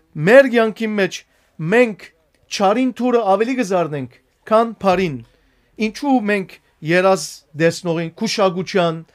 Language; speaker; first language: Armenian; native; Armenian